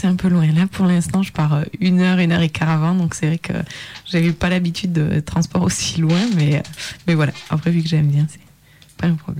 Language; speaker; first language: French; native; French